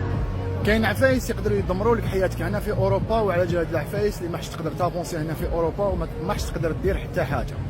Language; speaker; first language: Arabic; native; Arabic